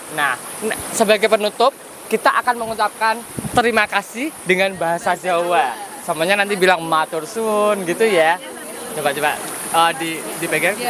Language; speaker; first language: Indonesian; native; Indonesian